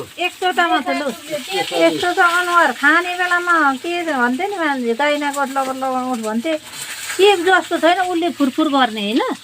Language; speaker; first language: Nepali; non-native, local second language; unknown